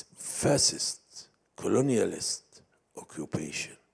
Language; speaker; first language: English; non-native, fluent; Arabic